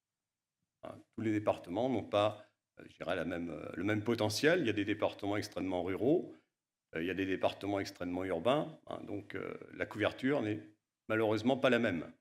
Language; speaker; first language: French; native; French